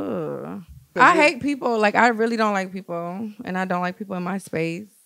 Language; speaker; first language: English; native; English